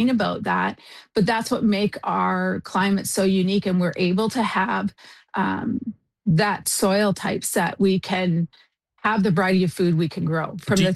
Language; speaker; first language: English; native; English